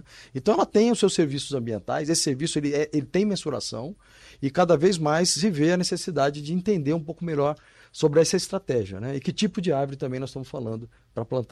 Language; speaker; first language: Portuguese; native; Portuguese